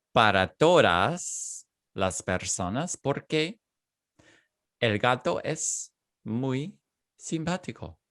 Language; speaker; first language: Spanish; non-native, fluent; English